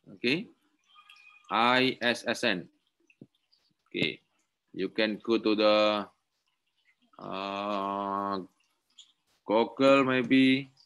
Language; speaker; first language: English; non-native, learner; Indonesian